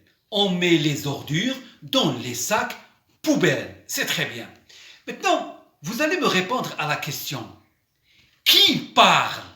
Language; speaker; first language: French; non-native, local second language; Arabic